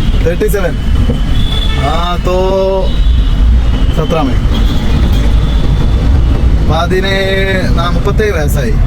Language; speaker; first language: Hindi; non-native, local second language; Malayalam